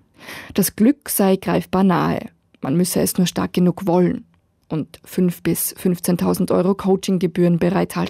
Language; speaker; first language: German; native; German